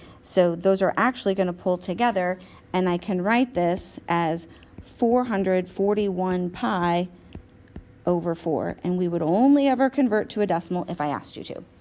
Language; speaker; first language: English; native; English